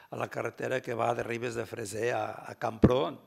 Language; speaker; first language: Catalan; early bilingual, heritage; Catalan